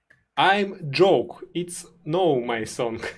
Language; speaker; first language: English; non-native, learner; Russian